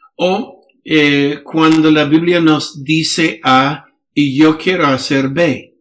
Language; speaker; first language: Spanish; non-native, fluent; English